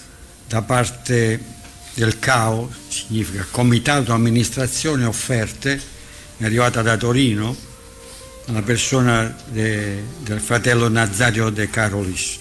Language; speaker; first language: Italian; native; Italian